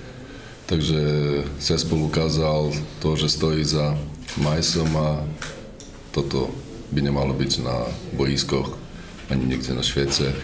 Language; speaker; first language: Polish; non-native, learner; Slovak